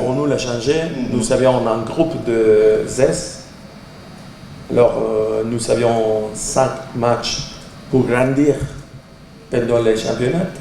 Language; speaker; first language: French; non-native, learner; Portuguese